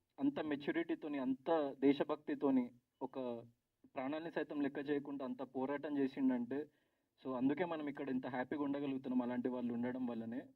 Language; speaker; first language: Telugu; native; Telugu